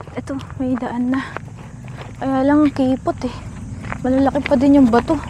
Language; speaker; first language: Filipino; native; Filipino